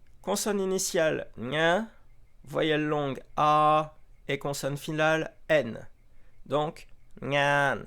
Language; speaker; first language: French; native; French